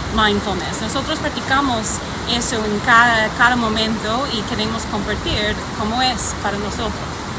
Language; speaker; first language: Spanish; non-native, learner; English